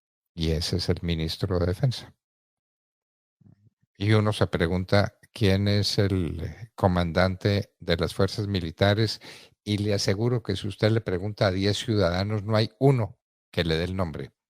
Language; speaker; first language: Spanish; native; Spanish